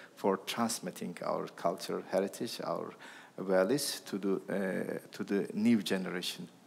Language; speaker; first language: English; non-native, fluent; Turkish